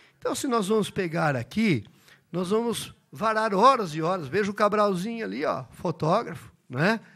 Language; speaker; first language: Portuguese; early bilingual, other home language; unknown